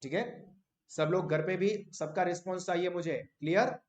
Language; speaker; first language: Hindi; non-native, local second language; Gujarati